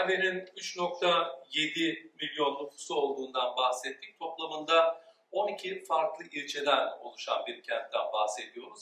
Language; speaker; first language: Turkish; early bilingual, heritage; Turkish